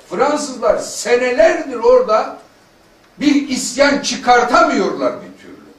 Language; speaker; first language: Turkish; native; Turkish